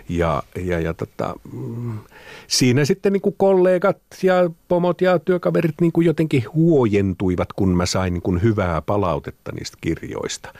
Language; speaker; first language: Finnish; native; Finnish